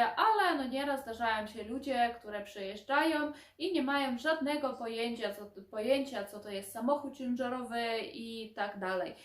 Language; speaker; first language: Polish; non-native, fluent; Ukrainian